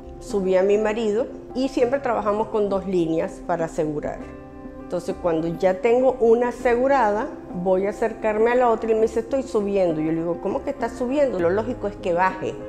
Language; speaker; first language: Spanish; early bilingual, other home language; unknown